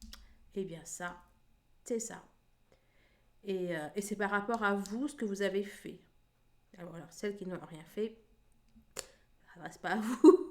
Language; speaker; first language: French; native; French